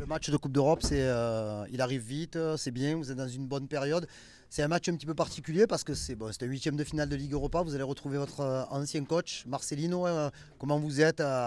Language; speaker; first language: French; native; French